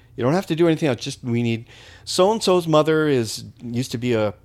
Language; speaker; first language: English; native; English